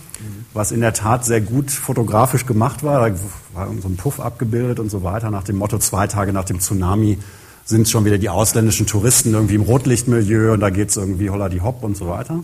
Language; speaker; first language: German; native; German